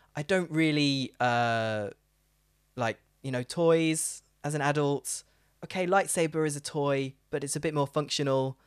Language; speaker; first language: English; native; English